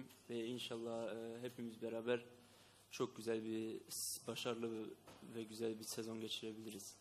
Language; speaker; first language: Turkish; early bilingual, heritage; Turkish